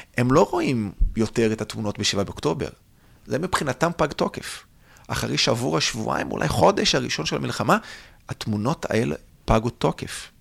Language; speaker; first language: Hebrew; non-native, fluent; Portuguese